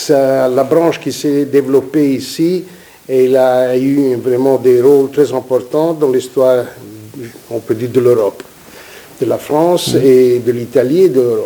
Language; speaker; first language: French; non-native, fluent; Italian